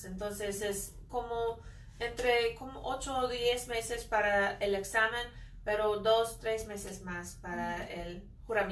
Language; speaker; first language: Spanish; non-native, fluent; English